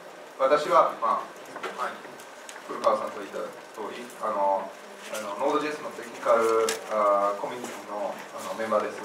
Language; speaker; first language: Japanese; non-native, fluent; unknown